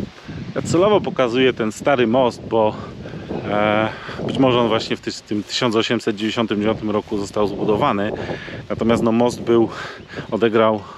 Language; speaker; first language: Polish; native; Polish